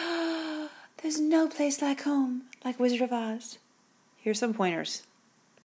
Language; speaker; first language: English; native; English